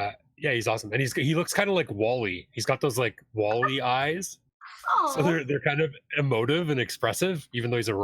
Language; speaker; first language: English; native; English